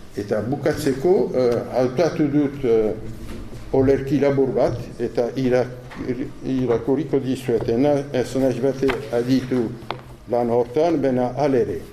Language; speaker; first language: Basque; native; Basque